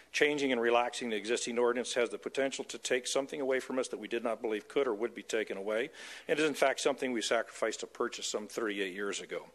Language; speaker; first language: English; native; English